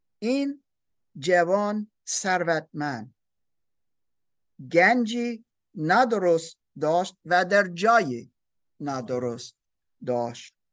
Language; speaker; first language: Persian; non-native, learner; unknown